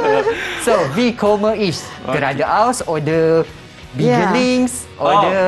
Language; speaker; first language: German; non-native, fluent; Malay